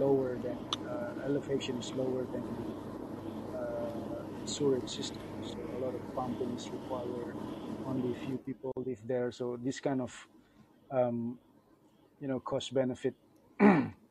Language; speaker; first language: English; non-native, fluent; Indonesian